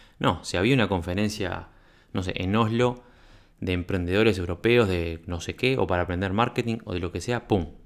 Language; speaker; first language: Spanish; native; Spanish